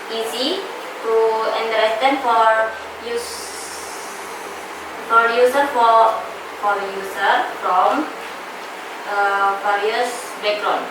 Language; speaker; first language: English; non-native, learner; Indonesian